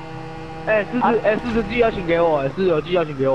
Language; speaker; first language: Chinese; native; Chinese